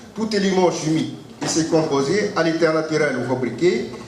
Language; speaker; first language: French; non-native, local second language; Arabic